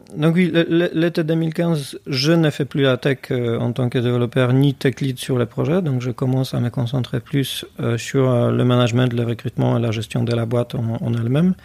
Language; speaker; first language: French; non-native, fluent; Polish